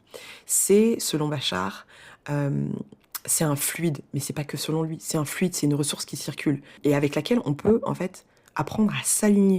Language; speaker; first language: French; native; French